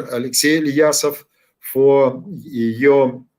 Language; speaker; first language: English; non-native, learner; Ukrainian